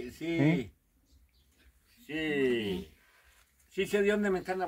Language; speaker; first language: Spanish; native; Spanish